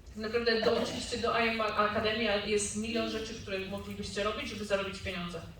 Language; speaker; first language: Polish; native; Polish